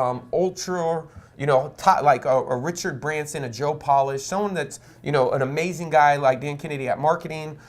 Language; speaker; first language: English; native; English